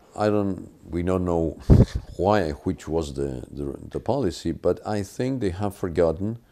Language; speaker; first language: English; non-native, fluent; Spanish